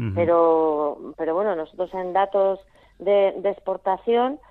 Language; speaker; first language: Spanish; native; Spanish